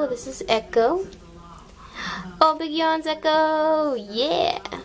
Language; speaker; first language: English; native; English